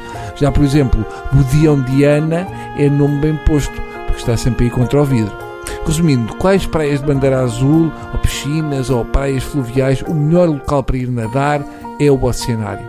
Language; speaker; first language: Portuguese; native; Portuguese